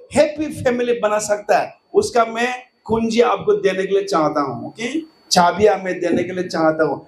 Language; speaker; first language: Hindi; non-native, local second language; Bodo